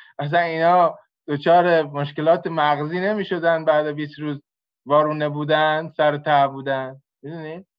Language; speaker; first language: Persian; native; Persian